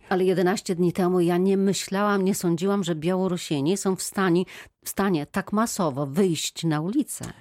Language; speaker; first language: Polish; native; Polish